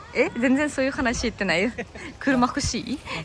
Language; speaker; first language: Japanese; non-native, fluent; Russian